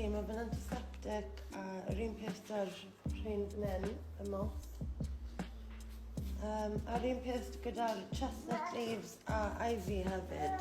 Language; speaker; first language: Welsh; non-native, learner; English